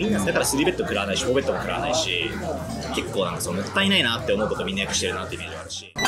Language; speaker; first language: Japanese; native; Japanese